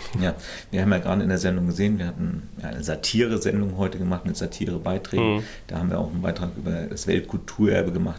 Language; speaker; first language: German; native; German